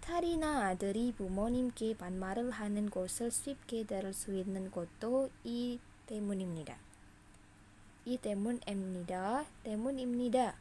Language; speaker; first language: Korean; non-native, fluent; Indonesian